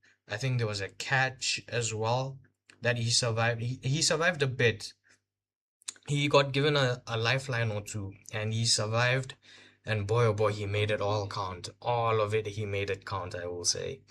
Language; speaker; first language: English; non-native, local second language; Hindi